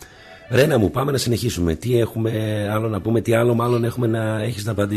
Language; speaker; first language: Greek; native; Greek